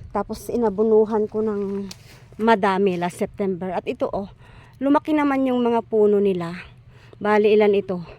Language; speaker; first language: Filipino; non-native, local second language; Iloko